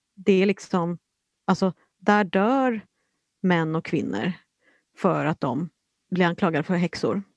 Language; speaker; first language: Swedish; native; Swedish